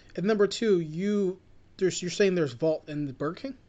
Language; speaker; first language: English; early bilingual, other home language; Filipino